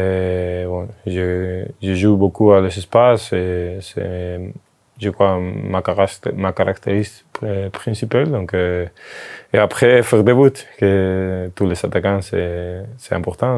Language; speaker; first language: French; non-native, fluent; Spanish